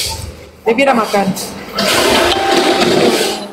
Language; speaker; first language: Indonesian; native; Indonesian